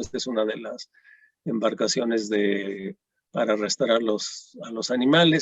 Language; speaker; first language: Spanish; native; Spanish